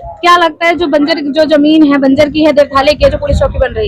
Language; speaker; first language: Hindi; native; Hindi